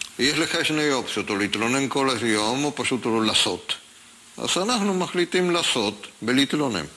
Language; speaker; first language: Hebrew; non-native, fluent; Spanish